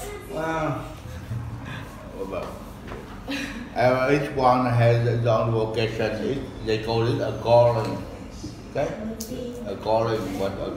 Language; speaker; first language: English; non-native, fluent; Vietnamese